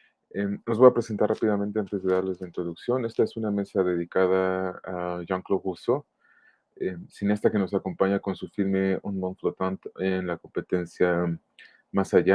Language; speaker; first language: Spanish; native; Spanish